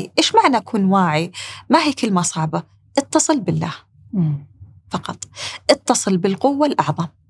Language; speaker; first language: Arabic; native; Arabic